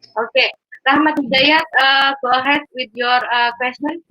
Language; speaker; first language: English; non-native, learner; Indonesian